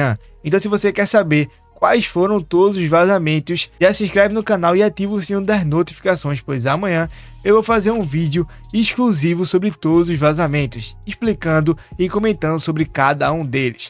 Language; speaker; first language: Portuguese; native; Portuguese